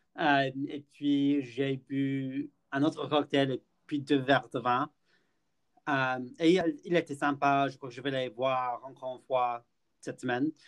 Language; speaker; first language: French; non-native, fluent; English